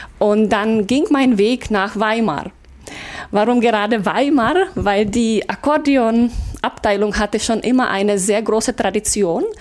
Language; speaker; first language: German; non-native, fluent; Czech